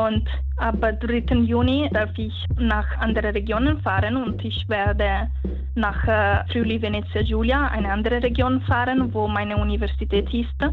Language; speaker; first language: German; non-native, learner; Italian